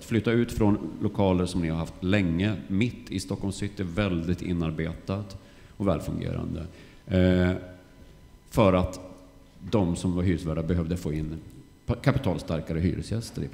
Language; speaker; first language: Swedish; native; Swedish